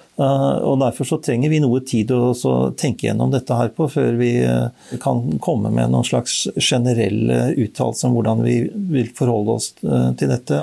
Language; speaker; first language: Norwegian; native; Norwegian